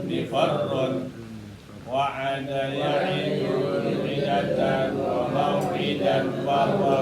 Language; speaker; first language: Arabic; non-native, learner; Indonesian